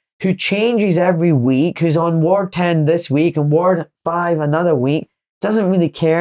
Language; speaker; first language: English; native; English